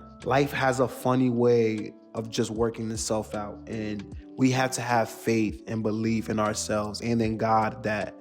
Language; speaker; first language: English; native; English